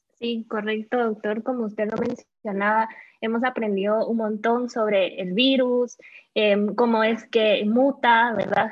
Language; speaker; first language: Spanish; native; Spanish